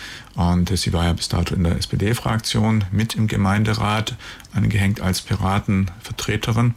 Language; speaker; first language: German; native; German